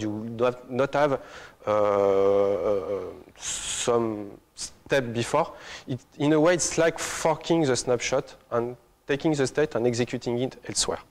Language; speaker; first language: English; non-native, fluent; French